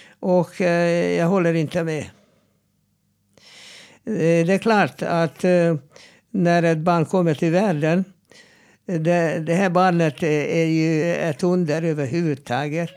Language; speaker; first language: Swedish; non-native, fluent; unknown